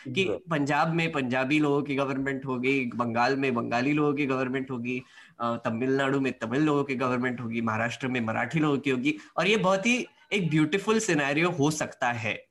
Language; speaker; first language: Hindi; non-native, local second language; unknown